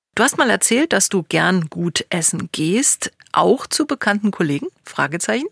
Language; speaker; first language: German; native; German